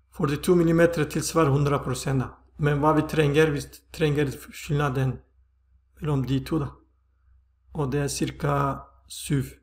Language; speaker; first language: Swedish; non-native, fluent; Turkish